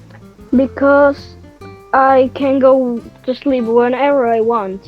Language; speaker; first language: English; non-native, learner; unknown